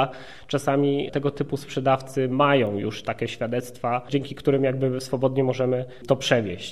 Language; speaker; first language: Polish; native; Polish